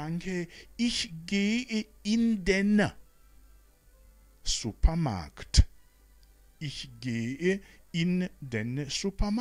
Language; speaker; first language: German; non-native, learner; Rundi